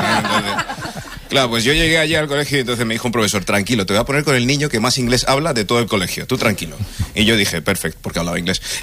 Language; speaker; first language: Spanish; early bilingual, other home language; English